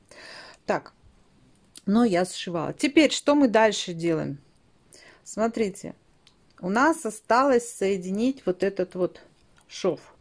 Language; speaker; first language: Russian; native; Russian